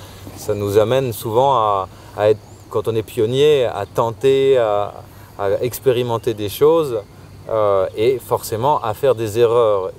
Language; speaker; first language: French; native; French